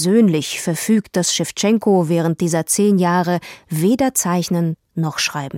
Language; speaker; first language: German; native; German